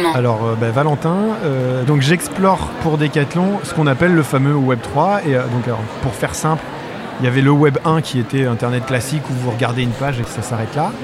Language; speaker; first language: French; non-native, fluent; English